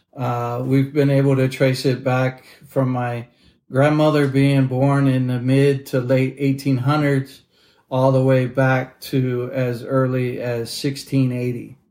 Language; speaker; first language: English; native; English